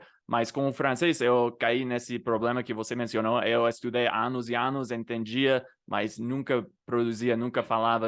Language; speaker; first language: Portuguese; non-native, fluent; English